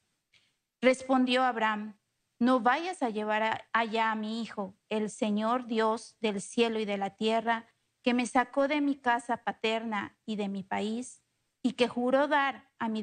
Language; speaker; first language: Spanish; native; Spanish